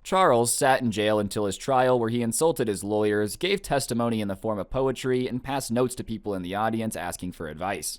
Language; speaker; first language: English; native; English